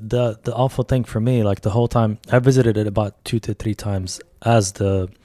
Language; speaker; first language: English; early bilingual, other home language; Arabic